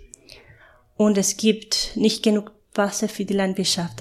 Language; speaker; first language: German; non-native, fluent; Spanish